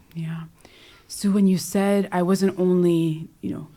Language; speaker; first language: English; native; English